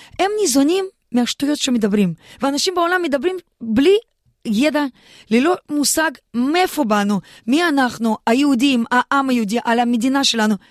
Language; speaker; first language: Hebrew; non-native, fluent; Russian